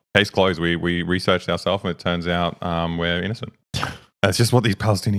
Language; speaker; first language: English; native; English